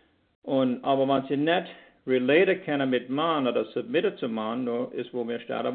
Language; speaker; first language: German; early bilingual, heritage; Pennsylvania German